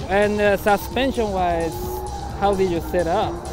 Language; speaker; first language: English; non-native, fluent; Japanese